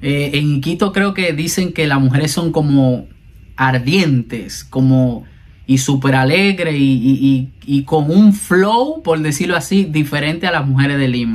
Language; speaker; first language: Spanish; native; Spanish